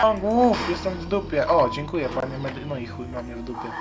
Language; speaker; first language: Polish; native; Polish